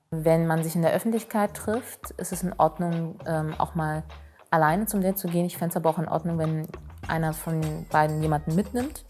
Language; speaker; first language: German; early bilingual, other home language; Turkish